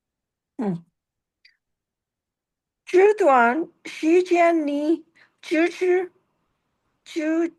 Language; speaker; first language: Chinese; non-native, learner; Hindi